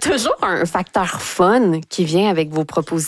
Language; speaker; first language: French; native; French